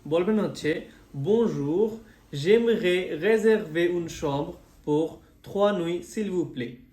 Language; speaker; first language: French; non-native, fluent; Bangla